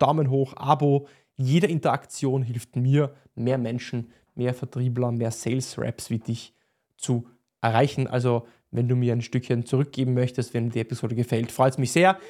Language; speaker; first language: German; native; German